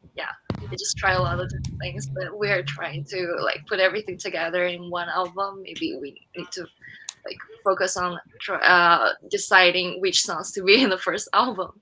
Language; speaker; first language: English; non-native, fluent; Chinese